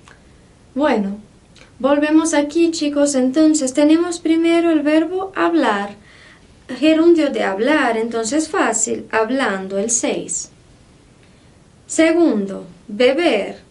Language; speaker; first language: Spanish; non-native, fluent; Portuguese